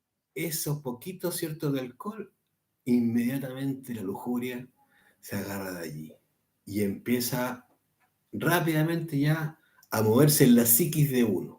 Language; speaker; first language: Spanish; native; Spanish